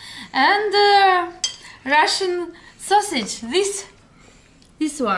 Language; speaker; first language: English; non-native, learner; Russian